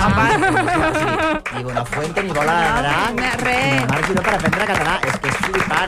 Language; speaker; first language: Catalan; native; Catalan